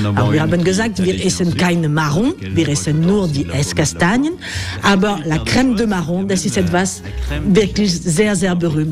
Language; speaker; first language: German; non-native, learner; French